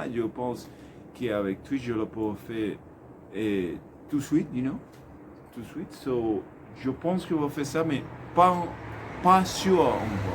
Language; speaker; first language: French; non-native, learner; Spanish